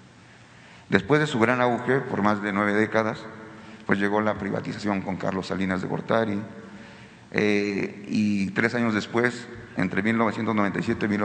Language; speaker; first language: Spanish; native; Spanish